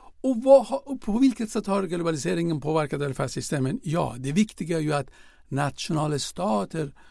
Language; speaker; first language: Swedish; non-native, fluent; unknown